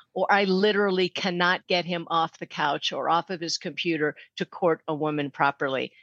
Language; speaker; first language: English; native; English